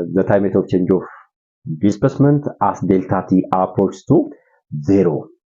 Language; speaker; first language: English; non-native, local second language; Amharic